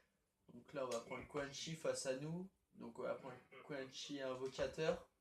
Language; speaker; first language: French; native; French